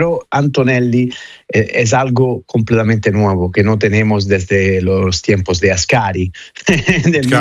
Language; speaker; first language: Spanish; non-native, fluent; Italian